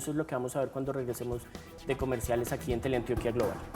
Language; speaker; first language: Spanish; native; Spanish